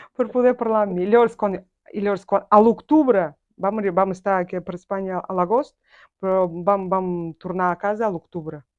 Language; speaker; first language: Catalan; non-native, fluent; Buriat